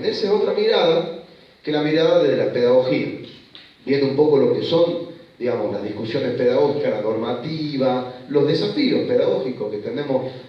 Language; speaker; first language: Spanish; native; Spanish